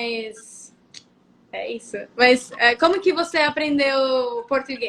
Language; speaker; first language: Portuguese; non-native, fluent; Spanish